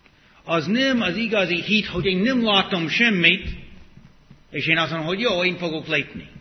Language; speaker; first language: Hungarian; non-native, fluent; English